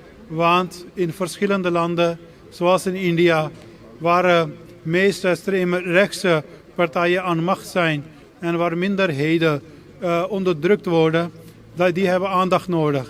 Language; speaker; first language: Dutch; non-native, fluent; Punjabi